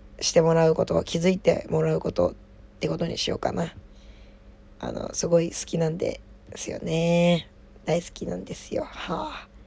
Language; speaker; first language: Japanese; native; Japanese